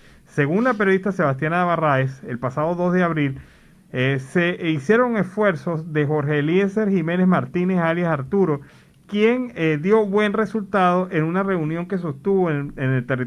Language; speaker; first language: Spanish; native; Spanish